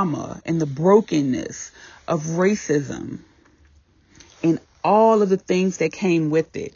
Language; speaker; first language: English; native; English